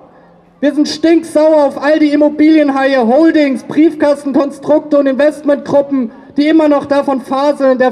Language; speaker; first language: German; native; German